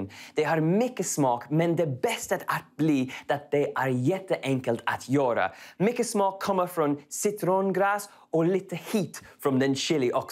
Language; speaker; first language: Swedish; non-native, learner; English